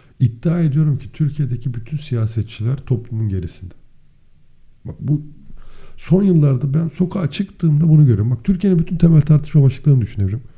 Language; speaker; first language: Turkish; native; Turkish